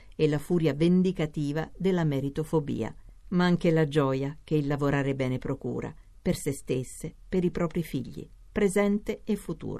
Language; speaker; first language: Italian; native; Italian